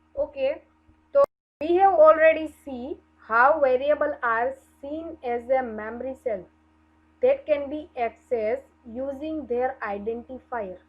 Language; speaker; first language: English; non-native, local second language; Gujarati